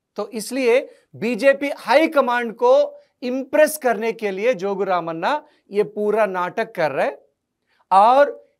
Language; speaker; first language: Hindi; non-native, local second language; Telugu